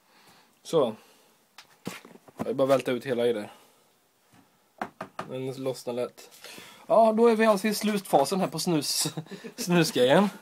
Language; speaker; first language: Swedish; native; Swedish